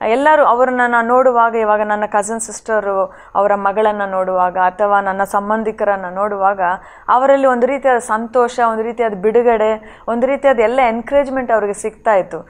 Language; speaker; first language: Kannada; native; Kannada